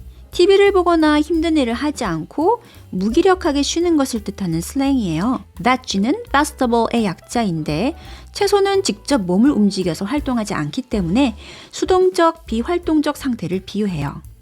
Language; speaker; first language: Korean; native; Korean